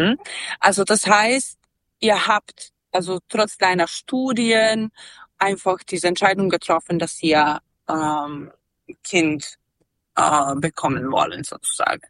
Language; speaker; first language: German; non-native, fluent; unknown